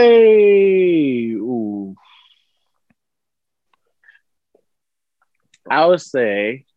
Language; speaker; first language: English; native; English